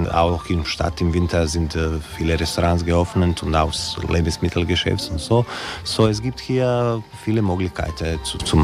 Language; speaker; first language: German; non-native, learner; Croatian